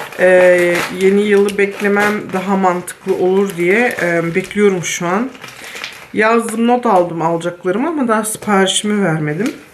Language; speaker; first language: Turkish; early bilingual, heritage; Turkish